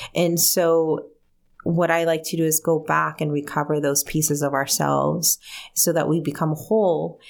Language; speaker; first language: English; early bilingual, other home language; Spanish